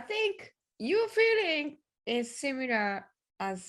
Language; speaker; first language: English; non-native, learner; Japanese